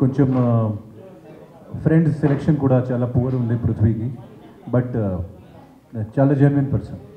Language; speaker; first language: Telugu; non-native, fluent; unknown